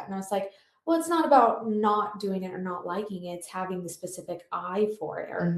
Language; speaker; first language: English; native; English